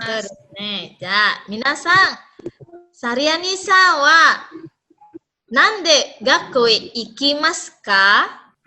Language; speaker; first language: Japanese; non-native, fluent; Indonesian